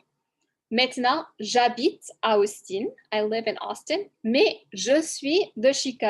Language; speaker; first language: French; non-native, fluent; English